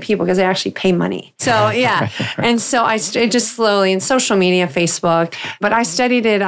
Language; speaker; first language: English; native; English